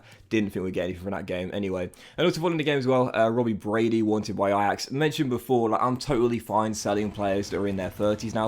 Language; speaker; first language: English; native; English